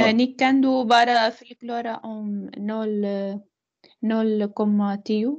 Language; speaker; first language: Swedish; non-native, learner; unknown